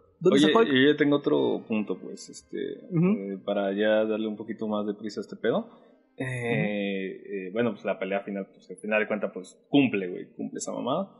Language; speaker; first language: Spanish; native; Spanish